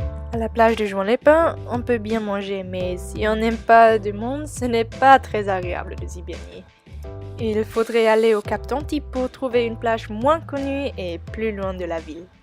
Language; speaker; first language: French; non-native, local second language; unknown